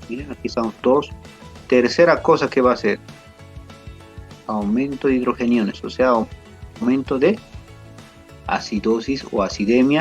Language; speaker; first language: Spanish; native; Spanish